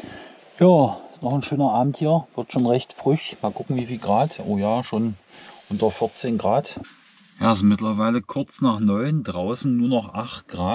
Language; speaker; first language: German; native; German